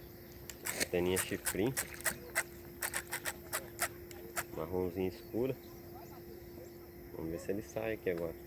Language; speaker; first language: Portuguese; native; Portuguese